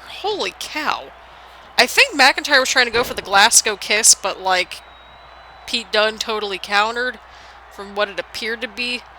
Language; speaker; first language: English; native; English